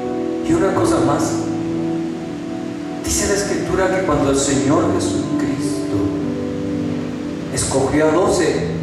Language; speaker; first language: Spanish; native; Spanish